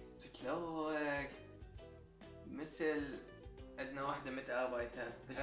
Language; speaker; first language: Arabic; native; Arabic